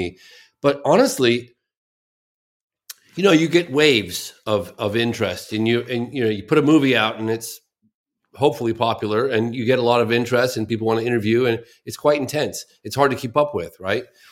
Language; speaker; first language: English; native; English